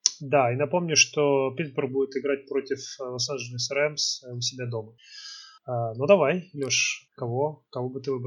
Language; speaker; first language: Russian; native; Russian